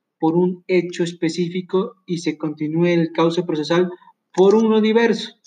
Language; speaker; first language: Spanish; native; Spanish